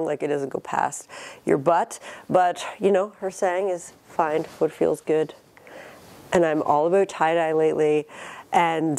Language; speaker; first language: English; native; English